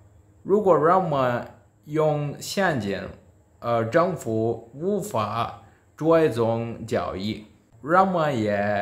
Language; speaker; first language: Chinese; non-native, learner; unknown